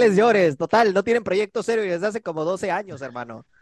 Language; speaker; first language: Spanish; native; Spanish